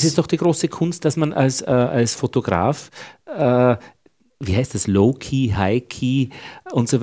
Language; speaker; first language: German; native; German